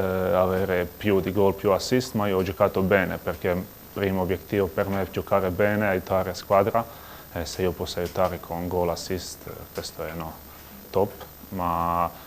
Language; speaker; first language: Italian; non-native, learner; Croatian